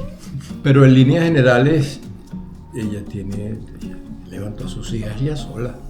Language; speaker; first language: Spanish; native; Spanish